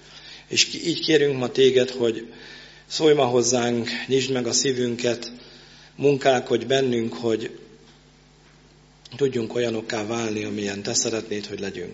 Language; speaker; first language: Hungarian; native; Hungarian